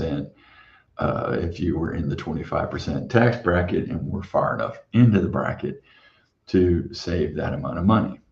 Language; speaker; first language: English; native; English